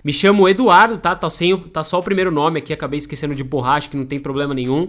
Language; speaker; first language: Portuguese; native; Portuguese